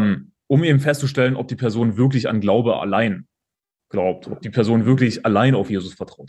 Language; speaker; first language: German; native; German